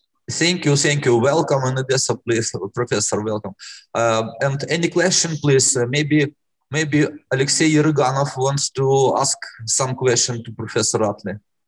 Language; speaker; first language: English; non-native, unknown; Russian